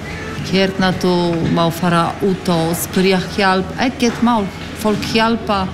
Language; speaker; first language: Icelandic; non-native, learner; Polish